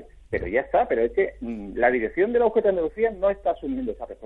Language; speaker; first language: Spanish; native; Spanish